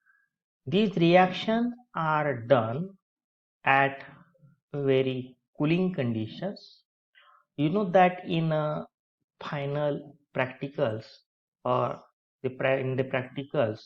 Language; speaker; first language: English; non-native, local second language; Marathi